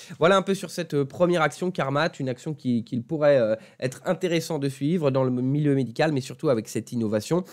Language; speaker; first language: French; native; French